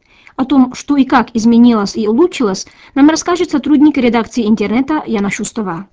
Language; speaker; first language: Russian; native; Russian